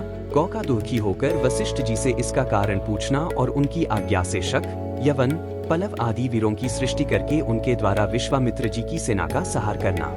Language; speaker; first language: Hindi; native; Hindi